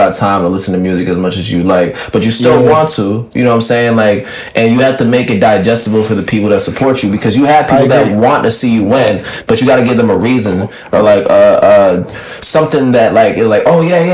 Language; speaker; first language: English; early bilingual, other home language; French